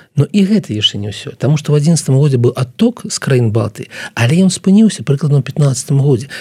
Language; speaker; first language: Belarusian; non-native, local second language; Russian